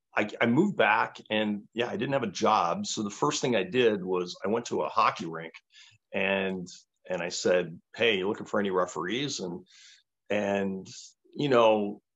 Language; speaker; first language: English; native; English